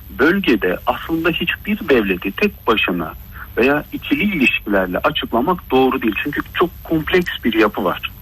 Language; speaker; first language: Turkish; early bilingual, heritage; Turkish